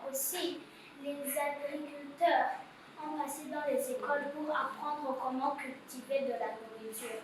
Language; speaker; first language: French; non-native, learner; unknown